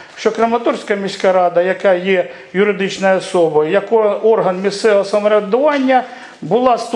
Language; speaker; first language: Ukrainian; non-native, local second language; Russian